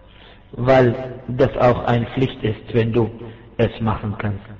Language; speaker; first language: German; non-native, fluent; Arabic